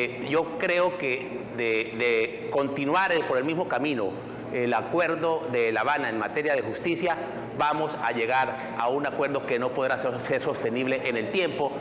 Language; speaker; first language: Spanish; native; Spanish